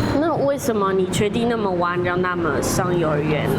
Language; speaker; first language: Chinese; native; Chinese